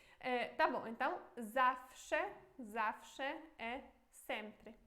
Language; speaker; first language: Portuguese; non-native, fluent; Polish